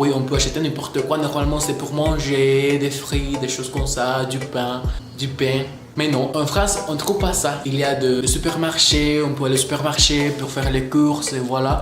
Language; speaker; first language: French; non-native, fluent; Spanish